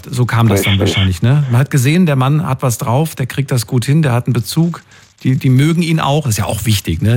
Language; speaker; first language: German; native; German